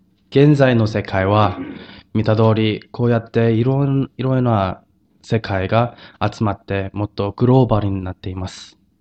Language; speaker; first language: Japanese; non-native, fluent; Korean